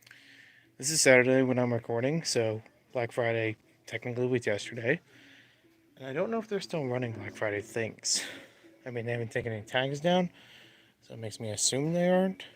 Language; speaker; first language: English; native; English